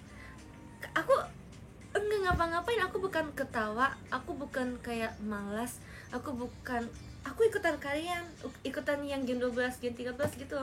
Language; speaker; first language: Indonesian; native; Indonesian